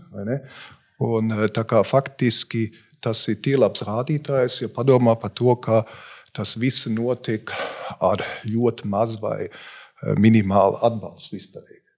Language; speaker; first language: Latvian; non-native, local second language; Russian